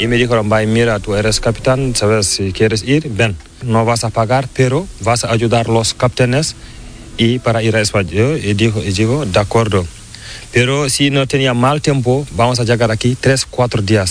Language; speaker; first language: Spanish; non-native, learner; Fula